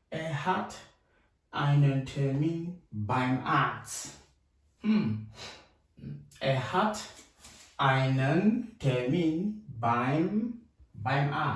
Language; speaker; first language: German; non-native, fluent; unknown